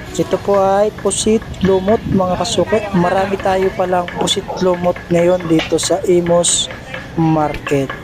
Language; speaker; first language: Filipino; native; Filipino